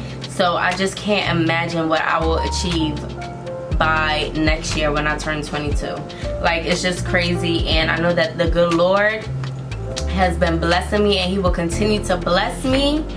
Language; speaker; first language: English; native; English